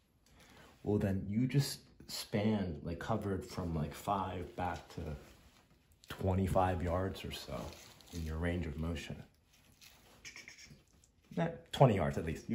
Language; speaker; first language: English; native; English